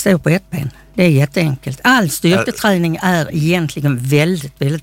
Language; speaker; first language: Swedish; native; Swedish